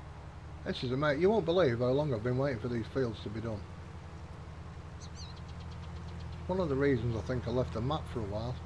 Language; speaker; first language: English; native; English